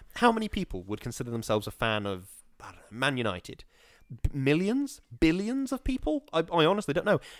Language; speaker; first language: English; native; English